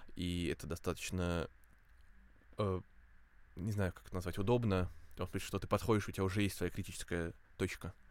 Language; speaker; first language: Russian; native; Russian